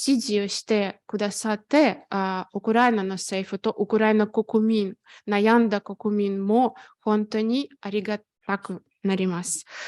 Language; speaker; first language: Japanese; non-native, fluent; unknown